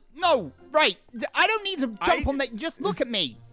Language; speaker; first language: English; native; English